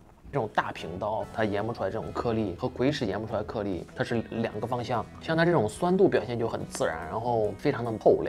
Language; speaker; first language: Chinese; native; Chinese